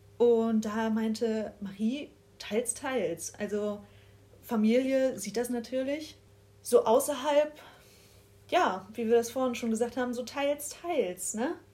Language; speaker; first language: German; native; German